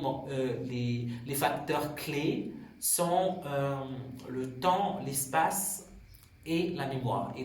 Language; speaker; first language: French; non-native, local second language; Swahili